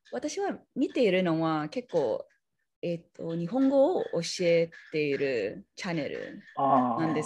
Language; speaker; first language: Japanese; non-native, learner; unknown